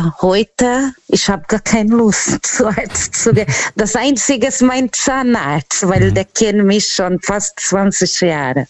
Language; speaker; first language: German; non-native, fluent; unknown